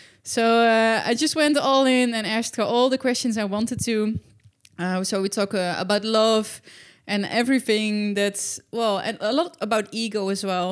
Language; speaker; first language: English; non-native, fluent; Dutch